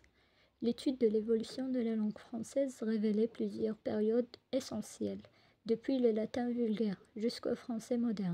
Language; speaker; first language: French; non-native, local second language; Arabic